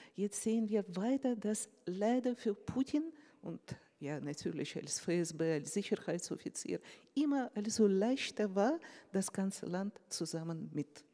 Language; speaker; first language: German; non-native, fluent; Russian